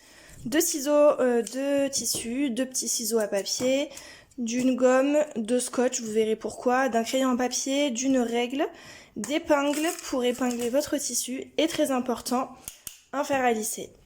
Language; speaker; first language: French; native; French